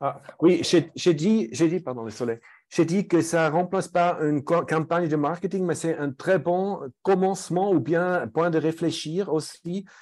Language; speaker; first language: French; non-native, fluent; German